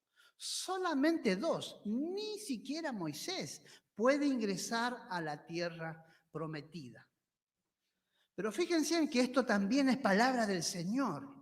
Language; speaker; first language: Spanish; native; Spanish